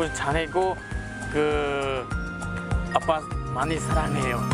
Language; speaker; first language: Korean; non-native, learner; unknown